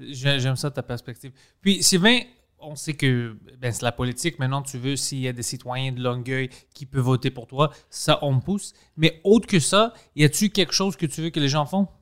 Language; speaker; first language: French; non-native, local second language; English